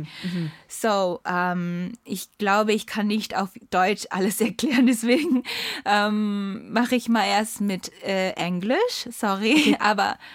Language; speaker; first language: German; non-native, learner; Japanese